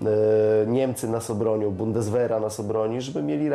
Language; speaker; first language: Polish; native; Polish